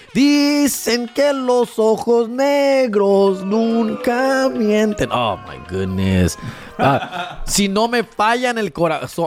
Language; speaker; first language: Spanish; early bilingual, heritage; Spanish